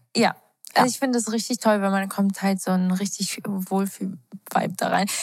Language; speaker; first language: German; early bilingual, other home language; Portuguese